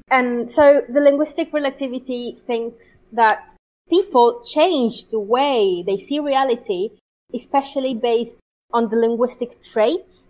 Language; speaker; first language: English; non-native, fluent; Italian